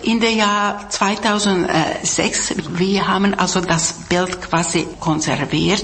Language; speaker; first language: German; non-native, fluent; Czech